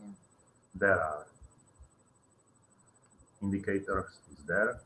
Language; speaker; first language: English; non-native, learner; Slovak